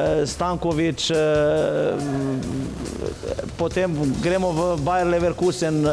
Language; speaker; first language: Slovenian; non-native, fluent; Albanian